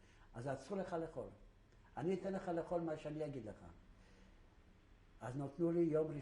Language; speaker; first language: Hebrew; non-native, fluent; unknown